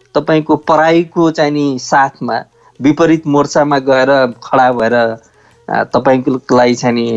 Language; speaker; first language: Nepali; native; Nepali